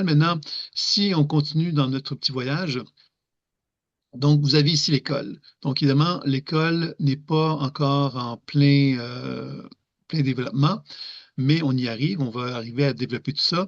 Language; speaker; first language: French; native; French